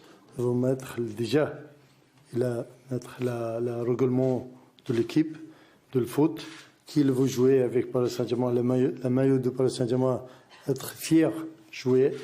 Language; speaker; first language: French; non-native, learner; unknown